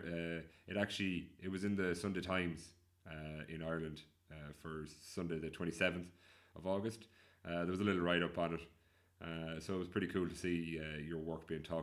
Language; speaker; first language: English; native; English